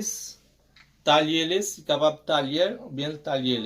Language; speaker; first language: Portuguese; non-native, learner; Haitian Creole